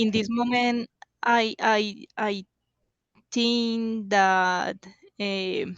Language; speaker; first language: English; non-native, learner; Spanish